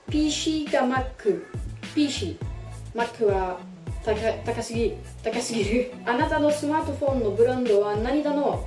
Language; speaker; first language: Japanese; non-native, learner; French